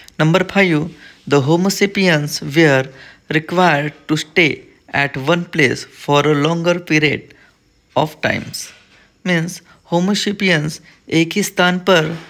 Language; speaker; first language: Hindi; non-native, local second language; Marathi